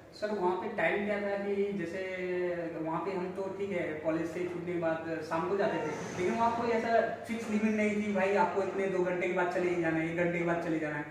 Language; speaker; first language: Hindi; native; Hindi